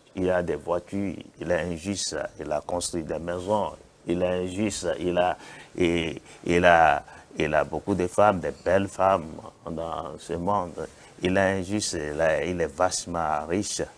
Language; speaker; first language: French; non-native, local second language; Yoruba